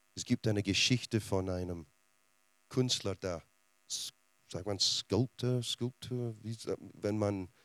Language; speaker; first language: German; non-native, fluent; English